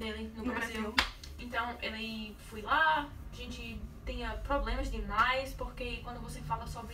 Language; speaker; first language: Portuguese; non-native, learner; English